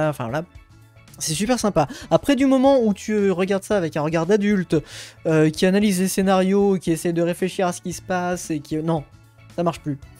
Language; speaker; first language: French; native; French